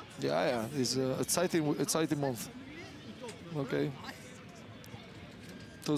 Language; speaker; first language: English; non-native, learner; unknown